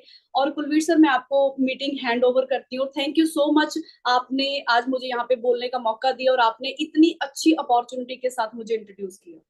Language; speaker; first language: Hindi; non-native, local second language; Punjabi